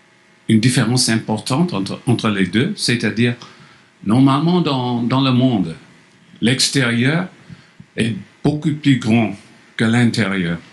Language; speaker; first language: French; non-native, fluent; English